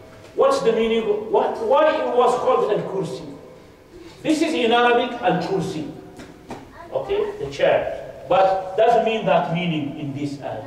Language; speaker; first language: English; non-native, fluent; Arabic